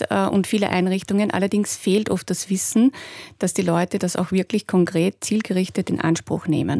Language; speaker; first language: German; native; German